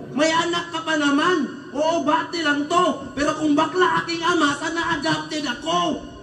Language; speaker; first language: Filipino; non-native, local second language; Cebuano